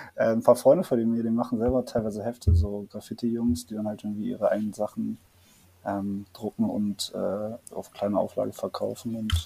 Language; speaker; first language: German; native; German